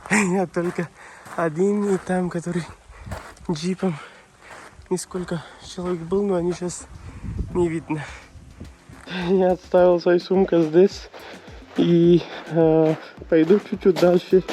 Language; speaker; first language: Russian; non-native, learner; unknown